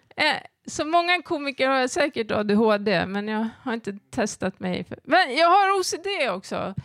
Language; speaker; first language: Swedish; native; Swedish